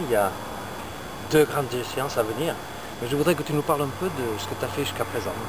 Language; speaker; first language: French; native; French